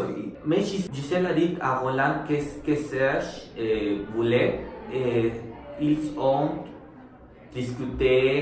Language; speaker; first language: French; non-native, learner; Spanish